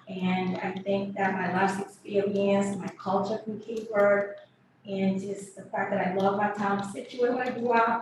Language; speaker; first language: English; early bilingual, other home language; Kabuverdianu